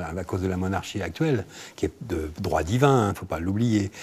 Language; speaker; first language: French; native; French